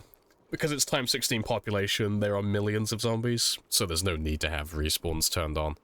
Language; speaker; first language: English; native; English